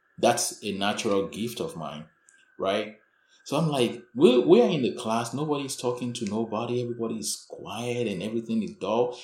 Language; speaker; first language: English; non-native, local second language; Yoruba